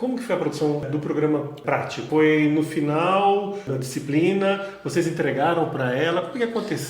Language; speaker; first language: Portuguese; native; Portuguese